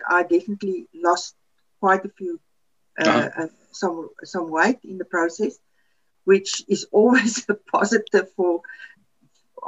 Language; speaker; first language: English; non-native, local second language; Afrikaans